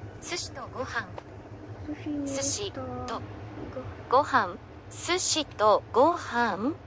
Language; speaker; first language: Japanese; non-native, learner; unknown